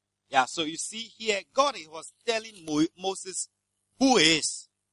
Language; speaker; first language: English; non-native, local second language; Akan